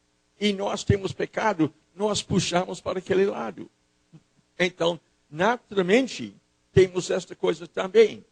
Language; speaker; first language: Portuguese; non-native, fluent; English